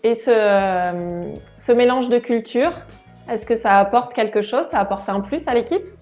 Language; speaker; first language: French; native; French